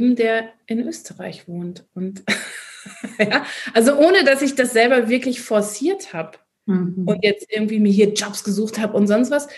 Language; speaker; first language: German; native; German